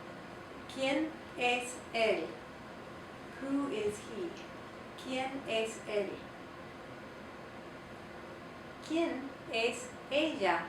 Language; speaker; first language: Spanish; non-native, fluent; English